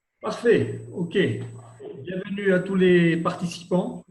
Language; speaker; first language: French; non-native, local second language; Arabic